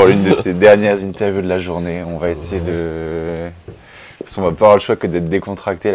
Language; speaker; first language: French; native; French